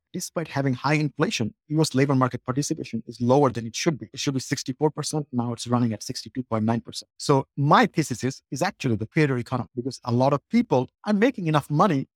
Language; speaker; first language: English; non-native, local second language; Bangla